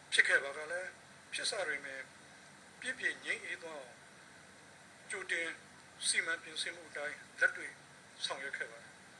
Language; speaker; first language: Burmese; native; Burmese